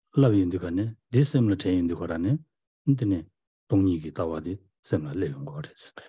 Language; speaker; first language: French; non-native, learner; Tibetan